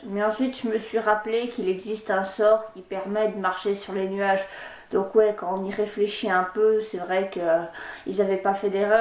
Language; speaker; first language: French; native; French